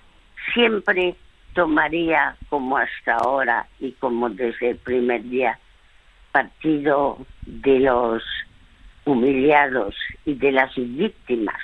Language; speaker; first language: Spanish; early bilingual, other home language; French